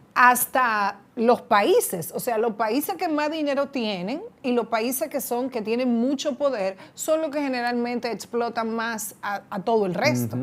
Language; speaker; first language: Spanish; native; Spanish